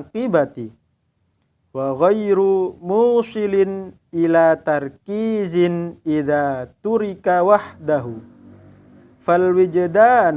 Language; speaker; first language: Arabic; non-native, fluent; Indonesian